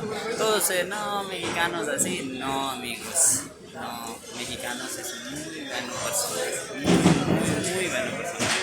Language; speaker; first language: Spanish; non-native, learner; Urdu